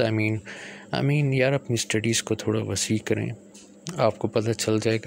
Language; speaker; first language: Urdu; early bilingual, other home language; Punjabi